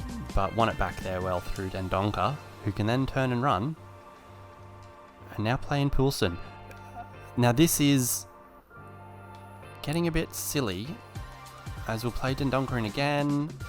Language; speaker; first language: English; native; English